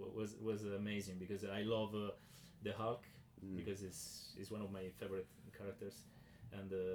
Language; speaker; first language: English; non-native, learner; Italian